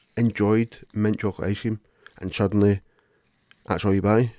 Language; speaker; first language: English; native; English